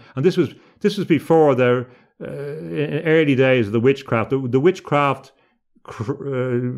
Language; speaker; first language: English; native; English